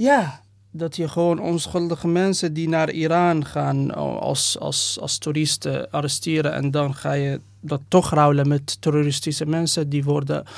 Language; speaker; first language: Dutch; non-native, fluent; Persian